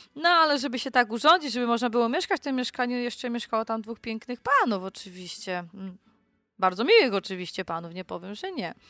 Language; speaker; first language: Polish; native; Polish